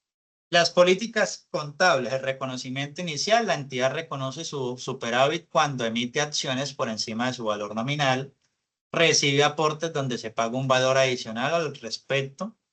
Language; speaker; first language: Spanish; native; Spanish